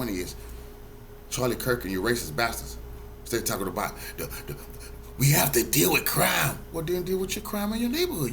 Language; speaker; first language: English; native; English